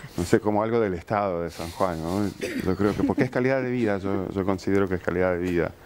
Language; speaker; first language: Spanish; early bilingual, other home language; Ukrainian